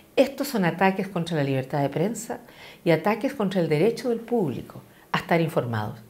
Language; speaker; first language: Spanish; native; Spanish